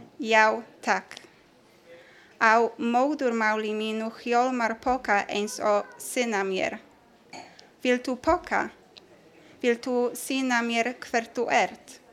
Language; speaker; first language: Icelandic; non-native, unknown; Polish